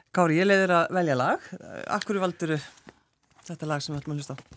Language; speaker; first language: Icelandic; native; Icelandic